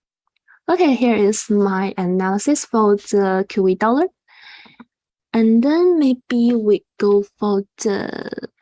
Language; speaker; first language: English; non-native, fluent; Chinese